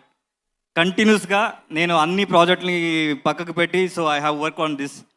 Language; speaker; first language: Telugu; non-native, learner; Kannada